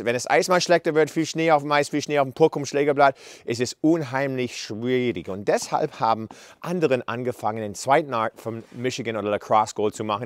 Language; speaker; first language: German; non-native, fluent; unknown